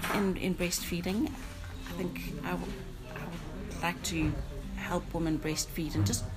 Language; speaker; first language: English; native; English